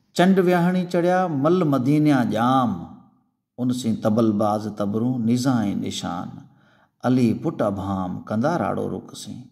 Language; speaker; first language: Urdu; non-native, local second language; Sindhi